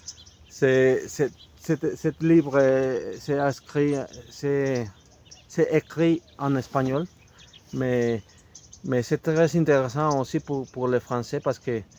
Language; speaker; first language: French; non-native, fluent; Spanish